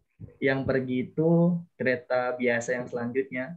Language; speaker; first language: Indonesian; native; Indonesian